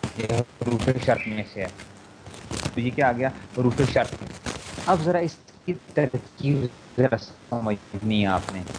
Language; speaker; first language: Urdu; native; Urdu